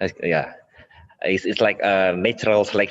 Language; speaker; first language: English; non-native, local second language; Indonesian